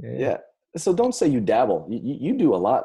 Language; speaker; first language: English; native; English